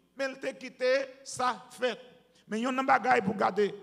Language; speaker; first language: French; native; French